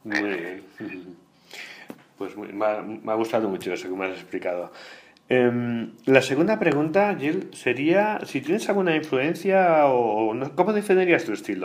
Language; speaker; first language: Spanish; native; Spanish